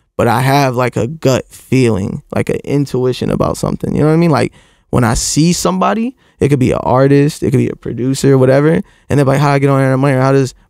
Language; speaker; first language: English; native; English